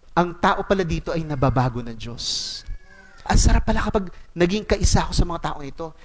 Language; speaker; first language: Filipino; non-native, local second language; Cebuano